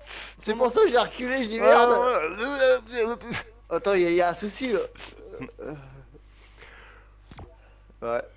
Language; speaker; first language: French; native; French